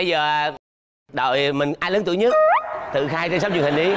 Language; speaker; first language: Vietnamese; native; Vietnamese